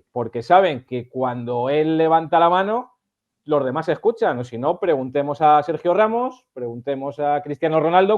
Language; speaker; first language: Spanish; native; Spanish